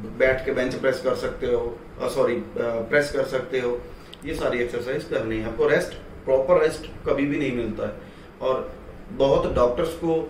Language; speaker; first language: Hindi; non-native, local second language; Punjabi